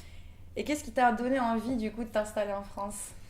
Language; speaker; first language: French; native; French